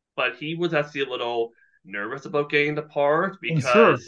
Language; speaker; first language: English; native; English